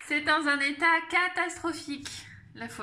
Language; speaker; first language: French; native; French